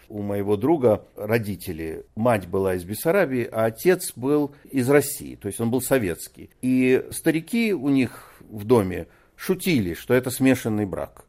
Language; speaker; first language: Russian; native; Russian